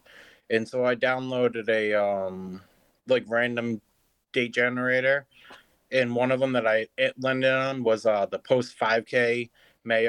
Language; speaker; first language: English; native; English